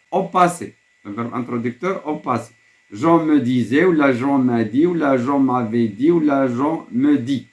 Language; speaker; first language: French; non-native, local second language; Arabic